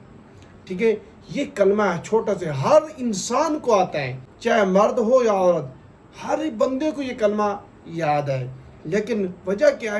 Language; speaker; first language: Urdu; native; Urdu